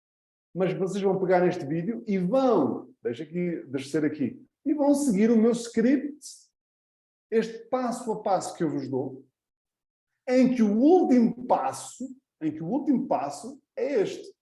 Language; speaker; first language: Portuguese; early bilingual, heritage; Portuguese